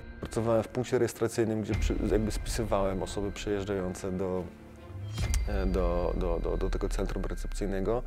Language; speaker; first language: Polish; native; Polish